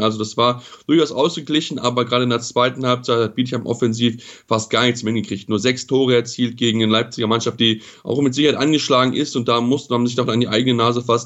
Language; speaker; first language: German; native; German